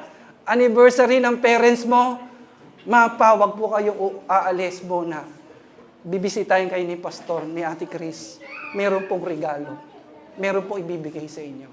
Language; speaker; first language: Filipino; native; Filipino